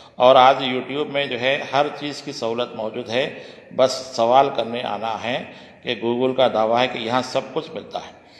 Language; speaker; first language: Urdu; native; Urdu